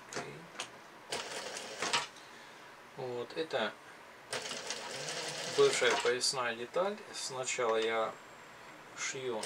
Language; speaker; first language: Russian; native; Russian